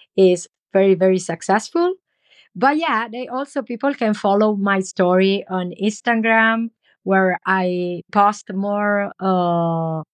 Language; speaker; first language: English; non-native, learner; Italian